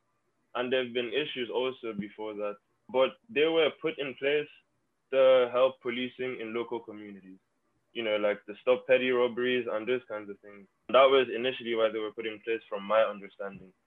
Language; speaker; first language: English; non-native, local second language; Yoruba